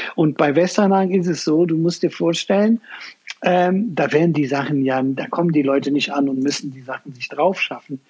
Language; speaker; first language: German; native; German